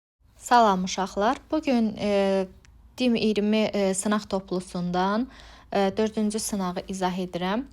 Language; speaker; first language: Azerbaijani; native; Azerbaijani